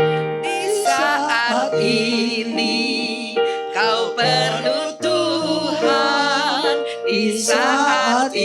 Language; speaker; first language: Indonesian; native; Indonesian